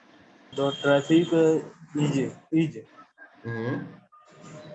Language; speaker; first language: English; non-native, learner; Hindi